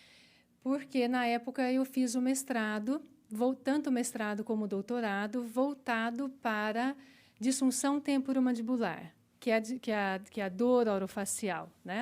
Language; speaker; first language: Portuguese; native; Portuguese